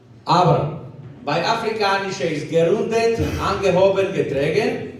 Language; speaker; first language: German; non-native, learner; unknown